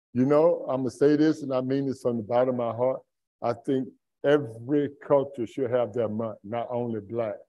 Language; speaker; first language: English; native; English